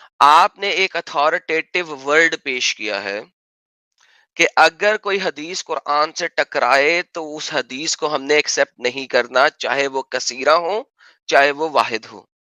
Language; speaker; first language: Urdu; native; Urdu